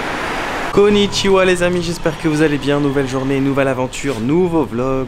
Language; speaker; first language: French; native; French